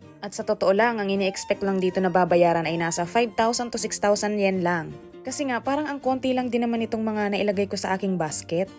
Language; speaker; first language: Filipino; native; Filipino